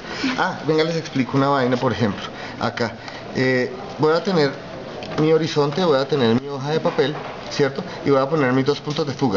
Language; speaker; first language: Spanish; native; Spanish